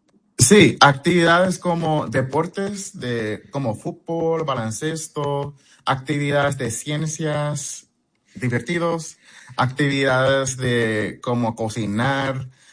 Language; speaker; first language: Spanish; early bilingual, heritage; Spanish